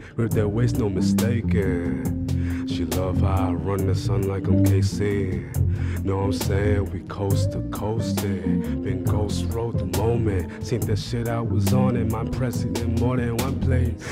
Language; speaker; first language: English; native; English